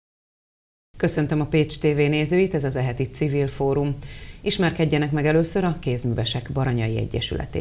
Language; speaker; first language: Hungarian; native; Hungarian